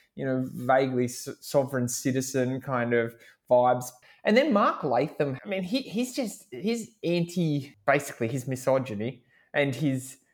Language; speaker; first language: English; native; English